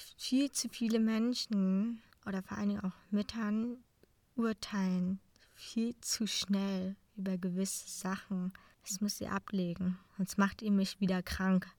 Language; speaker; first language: German; non-native, fluent; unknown